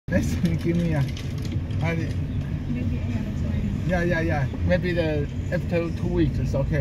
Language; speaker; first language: English; non-native, learner; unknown